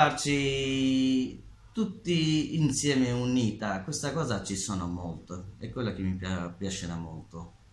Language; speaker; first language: Italian; non-native, learner; Bangla